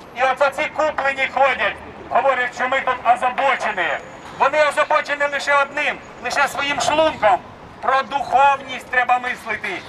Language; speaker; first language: Ukrainian; native; Ukrainian